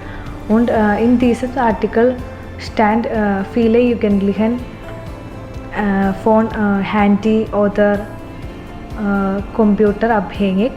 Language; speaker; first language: German; non-native, learner; Malayalam